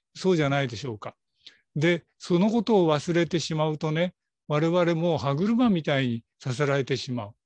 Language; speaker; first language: Japanese; native; Japanese